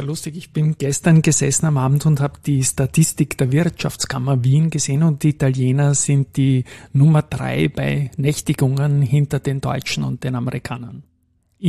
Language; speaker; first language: German; native; German